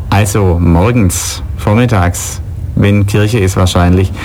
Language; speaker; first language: German; native; German